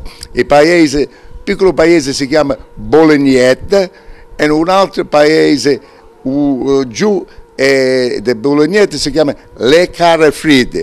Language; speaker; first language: Italian; early bilingual, heritage; English